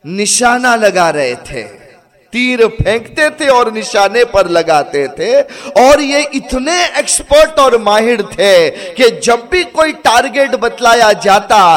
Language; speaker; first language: Urdu; early bilingual, heritage; Urdu